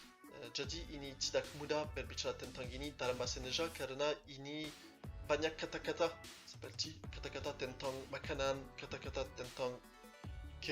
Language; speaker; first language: Indonesian; non-native, learner; French